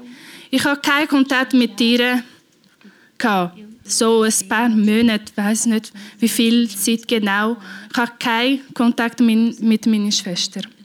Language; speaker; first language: German; non-native, learner; Portuguese